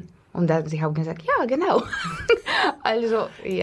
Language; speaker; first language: German; non-native, fluent; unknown